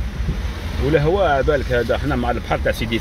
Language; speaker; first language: Arabic; native; Arabic